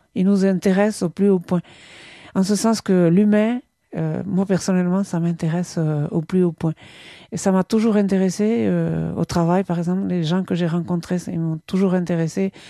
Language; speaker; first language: French; non-native, local second language; Basque